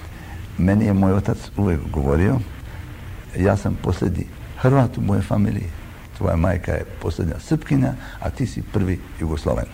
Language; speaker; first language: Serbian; early bilingual, heritage; Croatian